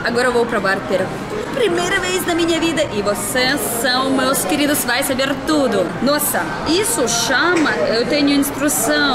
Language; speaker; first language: Portuguese; non-native, learner; Russian